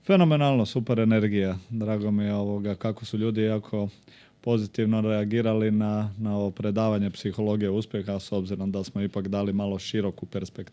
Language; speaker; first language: Croatian; native; Croatian